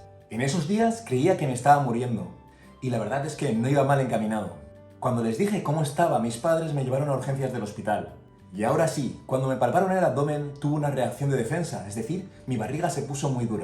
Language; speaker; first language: Spanish; native; Spanish